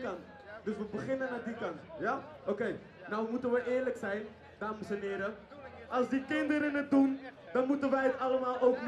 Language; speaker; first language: Dutch; native; Dutch